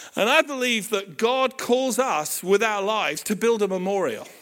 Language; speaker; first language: English; native; English